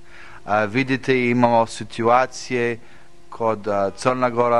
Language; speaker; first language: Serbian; early bilingual, heritage; English